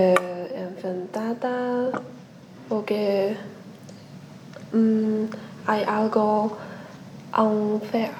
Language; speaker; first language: Spanish; non-native, learner; Chinese